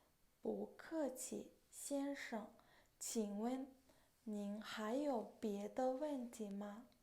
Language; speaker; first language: Chinese; non-native, fluent; Mongolian